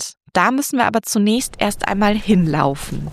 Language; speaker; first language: German; native; German